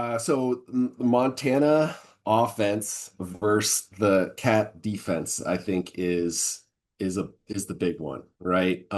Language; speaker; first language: English; native; English